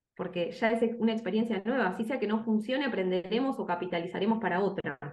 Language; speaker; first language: Spanish; native; Spanish